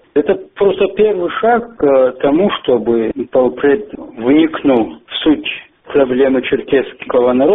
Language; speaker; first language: Russian; non-native, local second language; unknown